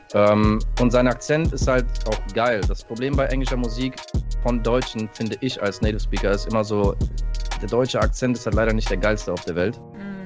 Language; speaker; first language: German; early bilingual, other home language; English